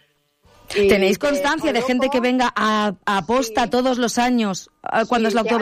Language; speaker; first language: Spanish; native; Spanish